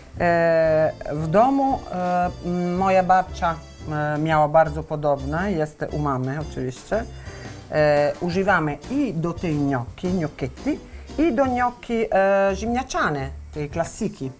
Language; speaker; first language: Polish; non-native, learner; Italian